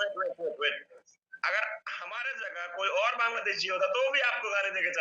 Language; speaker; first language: Hindi; non-native, learner; Bangla